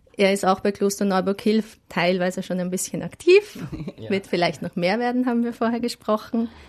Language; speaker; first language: German; native; German